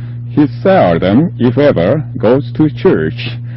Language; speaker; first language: English; non-native, fluent; Korean